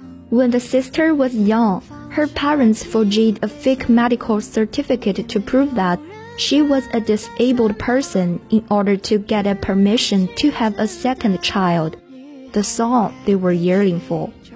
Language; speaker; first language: English; non-native, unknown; Chinese